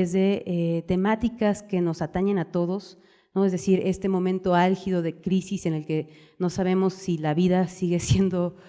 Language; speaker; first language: Spanish; native; Spanish